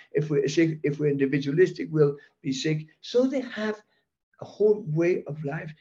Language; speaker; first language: English; early bilingual, other home language; German